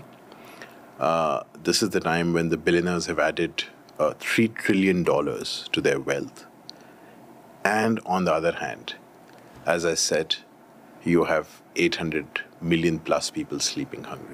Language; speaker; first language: English; non-native, local second language; Hindi